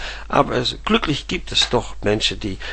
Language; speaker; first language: German; non-native, fluent; Dutch